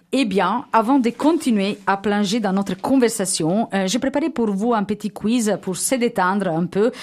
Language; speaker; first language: French; non-native, fluent; Italian